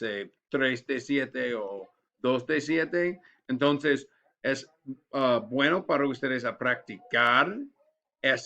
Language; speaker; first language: Spanish; non-native, learner; English